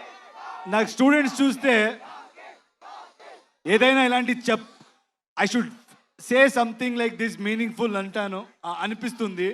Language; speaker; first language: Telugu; non-native, learner; Kannada